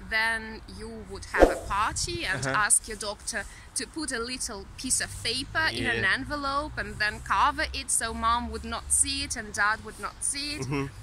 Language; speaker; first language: English; non-native, fluent; Russian